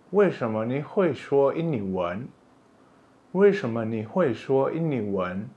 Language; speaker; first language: Chinese; non-native, local second language; Indonesian